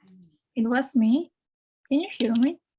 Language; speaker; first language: English; non-native, fluent; Spanish